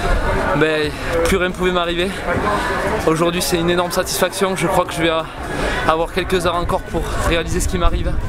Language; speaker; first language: French; native; French